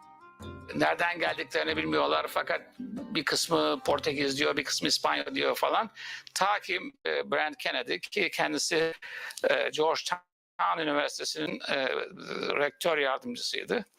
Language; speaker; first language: Turkish; native; Turkish